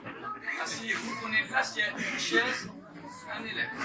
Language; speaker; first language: French; native; French